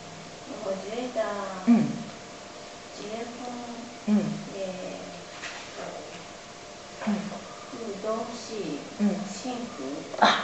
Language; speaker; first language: Chinese; non-native, learner; Japanese